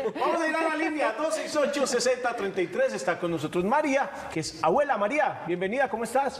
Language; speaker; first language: Spanish; native; Spanish